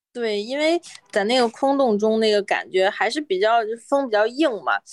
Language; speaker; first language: Chinese; native; Chinese